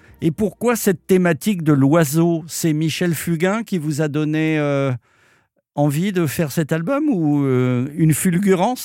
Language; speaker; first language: French; native; French